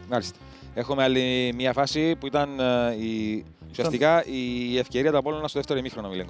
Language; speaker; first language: Greek; native; Greek